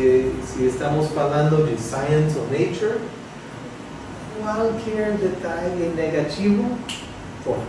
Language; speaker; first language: Portuguese; non-native, fluent; English